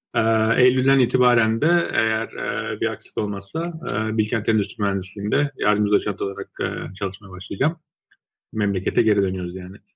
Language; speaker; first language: Turkish; early bilingual, other home language; Azerbaijani